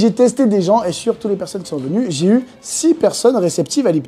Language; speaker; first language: French; native; French